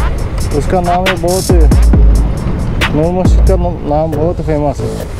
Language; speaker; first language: Hindi; native; Hindi